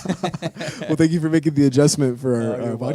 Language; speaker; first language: English; native; English